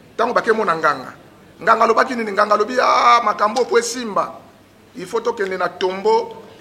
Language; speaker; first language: Lingala; non-native, local second language; Kongo